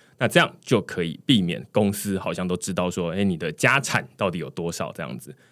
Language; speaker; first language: Chinese; native; Chinese